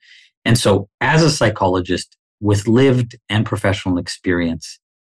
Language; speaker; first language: English; non-native, local second language; Swahili